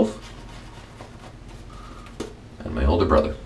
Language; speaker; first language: English; native; English